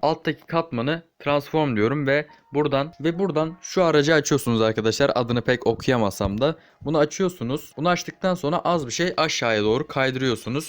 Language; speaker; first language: Turkish; native; Turkish